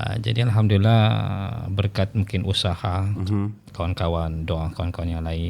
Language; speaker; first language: Malay; native; Malay